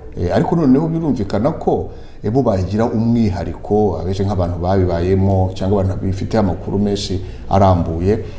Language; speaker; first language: Kinyarwanda; native; Kinyarwanda